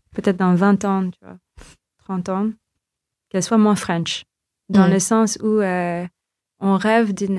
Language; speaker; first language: French; non-native, fluent; Filipino